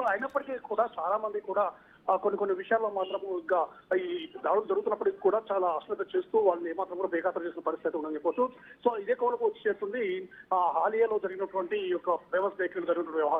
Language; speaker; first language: Telugu; native; Telugu